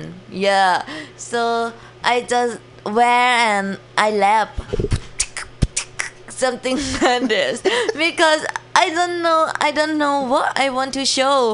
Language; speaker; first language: English; non-native, learner; Thai